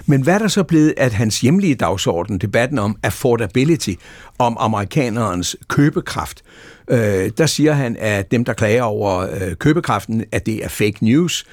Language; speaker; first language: Danish; native; Danish